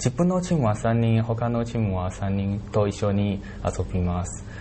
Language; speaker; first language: Japanese; non-native, learner; Chinese